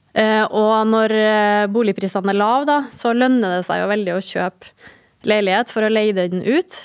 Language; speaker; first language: Norwegian; native; Norwegian